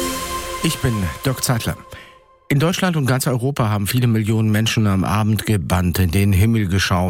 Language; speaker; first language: German; native; German